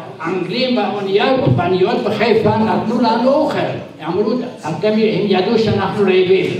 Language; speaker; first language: Hebrew; non-native, fluent; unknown